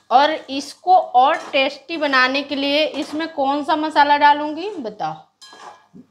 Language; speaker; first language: Hindi; native; Hindi